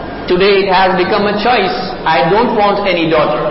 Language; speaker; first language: English; non-native, local second language; Urdu